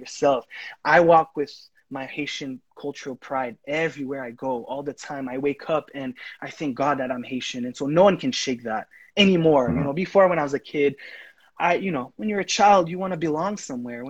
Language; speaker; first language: English; non-native, fluent; Haitian Creole